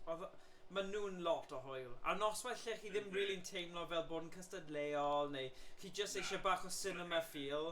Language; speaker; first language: Welsh; native; Welsh